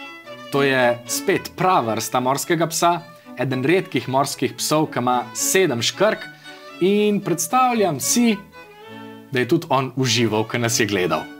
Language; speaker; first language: Slovenian; native; Slovenian